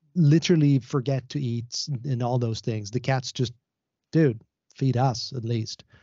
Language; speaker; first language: English; non-native, fluent; Swedish